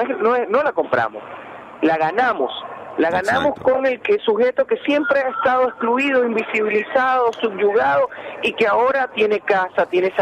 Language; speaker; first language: Spanish; native; Spanish